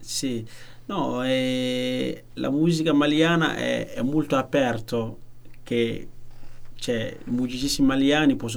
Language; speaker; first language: Italian; non-native, learner; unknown